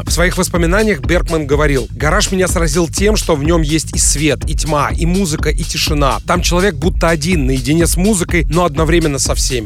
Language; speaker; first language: Russian; native; Russian